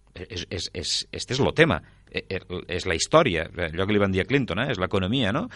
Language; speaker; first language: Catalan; native; Catalan